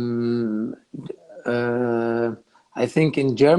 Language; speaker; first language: English; non-native, learner; Arabic